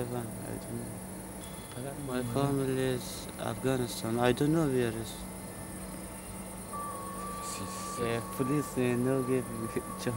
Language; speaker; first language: English; non-native, learner; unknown